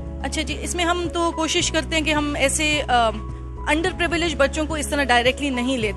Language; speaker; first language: Urdu; native; Urdu